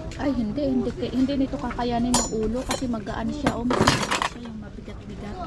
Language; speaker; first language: Filipino; native; Filipino